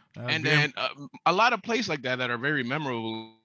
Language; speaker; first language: English; early bilingual, other home language; Spanish